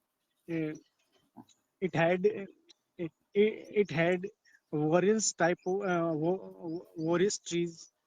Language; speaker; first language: English; non-native, learner; Hindi